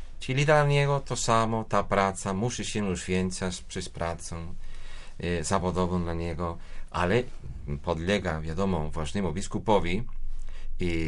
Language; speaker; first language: Polish; non-native, fluent; Spanish